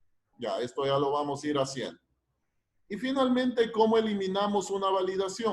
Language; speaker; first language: Spanish; native; Spanish